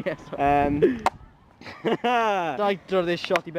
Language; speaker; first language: Welsh; non-native, local second language; English